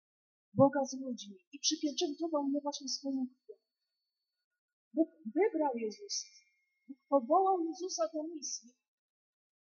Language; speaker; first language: Polish; native; Polish